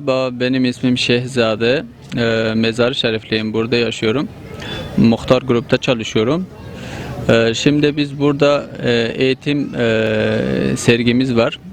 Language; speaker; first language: Turkish; non-native, fluent; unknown